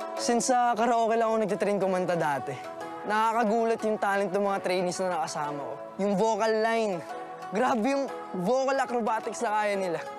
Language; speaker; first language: Filipino; native; Filipino